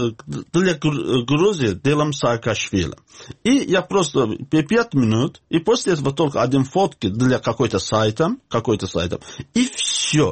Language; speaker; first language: Russian; non-native, learner; Azerbaijani